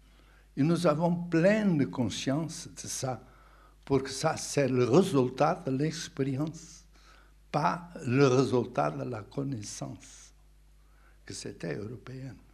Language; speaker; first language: French; non-native, fluent; Portuguese